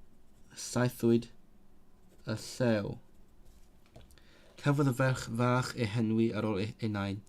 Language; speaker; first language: Welsh; non-native, learner; Cantonese